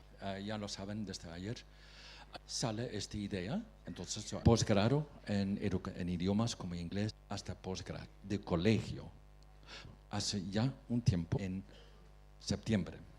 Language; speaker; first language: Spanish; non-native, fluent; Dutch